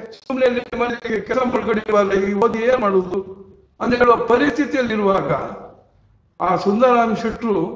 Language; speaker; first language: Kannada; non-native, local second language; Tulu